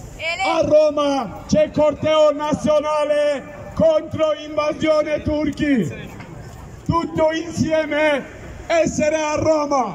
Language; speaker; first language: Italian; non-native, learner; Kurdish